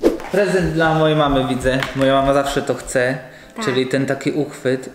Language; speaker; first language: Polish; native; Polish